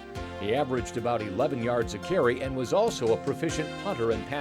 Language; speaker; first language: English; native; English